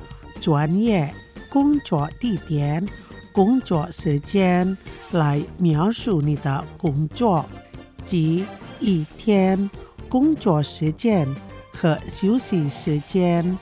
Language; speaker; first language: Chinese; non-native, fluent; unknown